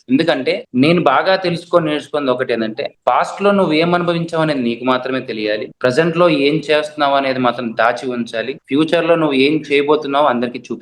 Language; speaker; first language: Telugu; native; Telugu